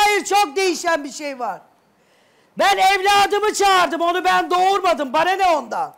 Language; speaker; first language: Turkish; native; Turkish